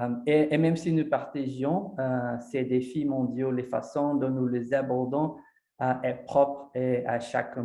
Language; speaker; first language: French; non-native, fluent; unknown